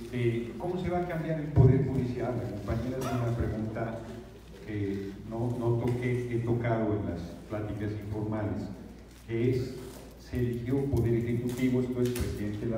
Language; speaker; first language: Spanish; native; Spanish